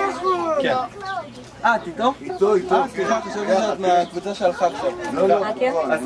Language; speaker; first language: Hebrew; native; Hebrew